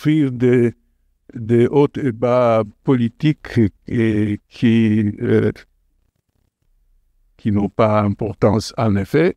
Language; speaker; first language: French; non-native, fluent; Polish